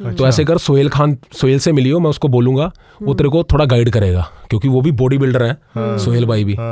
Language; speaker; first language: Hindi; non-native, local second language; Punjabi